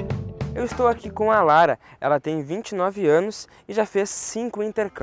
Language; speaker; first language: Portuguese; native; Portuguese